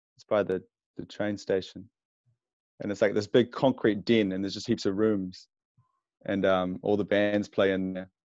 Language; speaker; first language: English; native; English